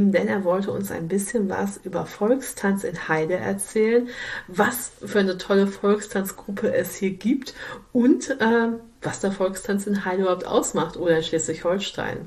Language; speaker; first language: German; native; German